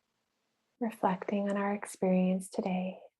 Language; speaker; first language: English; native; English